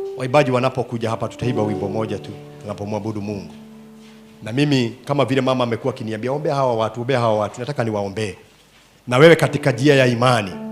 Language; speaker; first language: Swahili; non-native, local second language; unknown